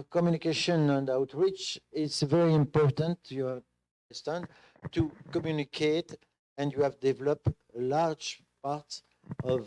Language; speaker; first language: English; non-native, fluent; French